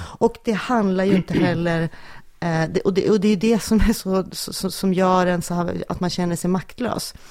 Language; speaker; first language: Swedish; native; Swedish